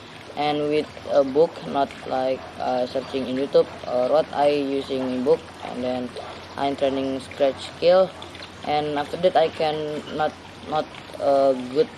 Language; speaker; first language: English; non-native, learner; Indonesian